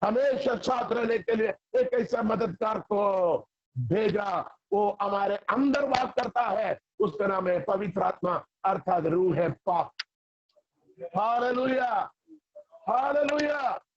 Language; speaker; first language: Hindi; non-native, local second language; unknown